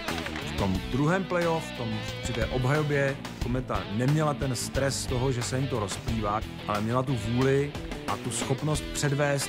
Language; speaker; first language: Czech; native; Czech